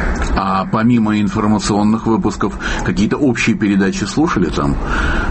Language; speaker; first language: Russian; native; Russian